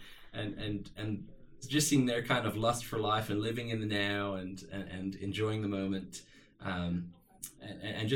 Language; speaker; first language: English; native; English